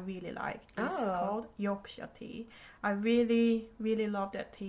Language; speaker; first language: English; non-native, fluent; Korean